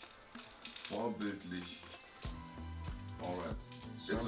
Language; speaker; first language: German; native; German